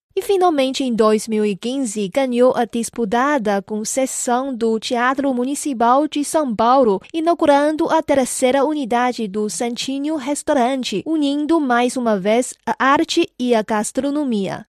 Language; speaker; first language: Portuguese; non-native, fluent; Chinese